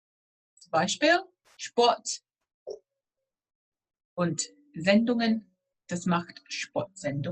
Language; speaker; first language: German; non-native, fluent; English